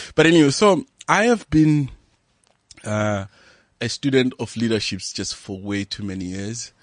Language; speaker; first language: English; non-native, local second language; Venda